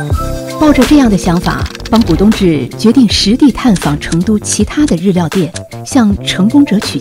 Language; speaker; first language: Chinese; native; Chinese